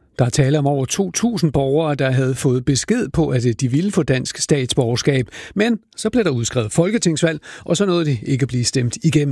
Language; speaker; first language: Danish; native; Danish